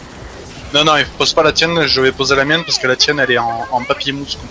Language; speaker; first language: French; native; French